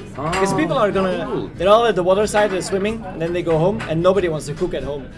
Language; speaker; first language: English; non-native, fluent; Dutch